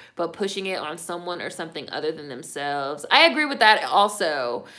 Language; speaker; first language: English; native; English